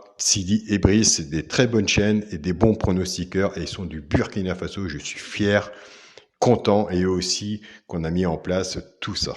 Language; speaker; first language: French; native; French